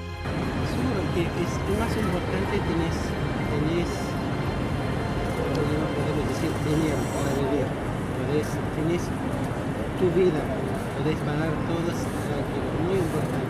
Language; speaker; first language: Spanish; non-native, learner; Arabic